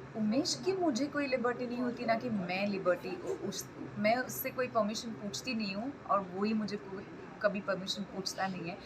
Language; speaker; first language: Hindi; non-native, local second language; Marathi